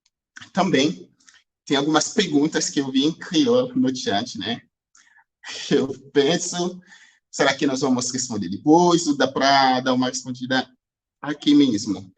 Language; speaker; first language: Portuguese; non-native, fluent; Haitian Creole